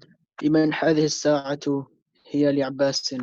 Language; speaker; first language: Arabic; non-native, learner; English